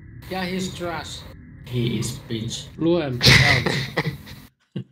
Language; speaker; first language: English; non-native, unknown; Finnish